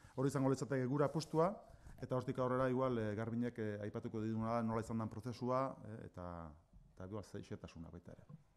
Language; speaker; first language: Basque; native; Basque